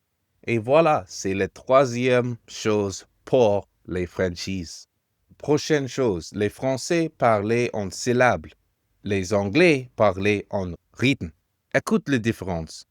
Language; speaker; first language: French; non-native, fluent; English